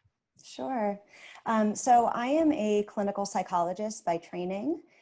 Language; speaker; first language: English; native; English